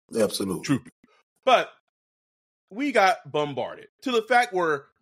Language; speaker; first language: English; native; English